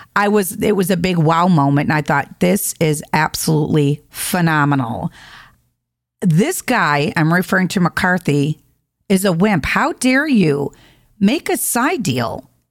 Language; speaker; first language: English; native; English